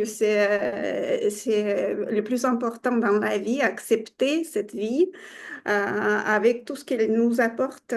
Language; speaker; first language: French; non-native, fluent; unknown